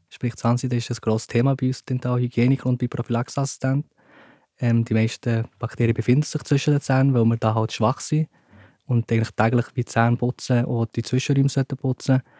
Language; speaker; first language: German; early bilingual, other home language; Turkish